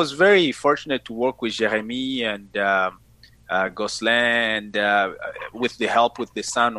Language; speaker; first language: English; non-native, fluent; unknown